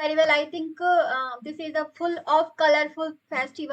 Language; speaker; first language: English; non-native, local second language; Hindi